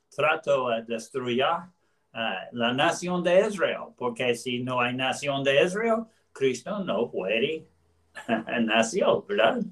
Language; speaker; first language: Spanish; non-native, learner; English